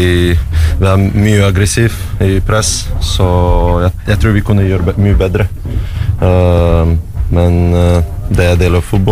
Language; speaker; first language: Norwegian; non-native, fluent; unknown